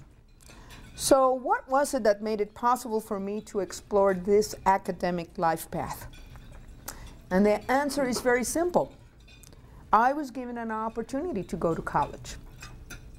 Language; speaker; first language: English; non-native, fluent; Spanish